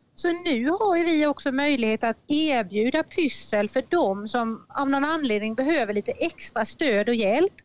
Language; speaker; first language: Swedish; native; Swedish